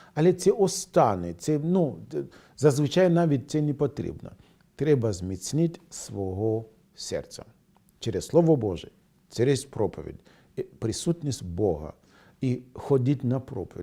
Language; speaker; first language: Ukrainian; non-native, fluent; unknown